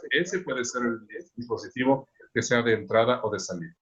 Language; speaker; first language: Spanish; native; Spanish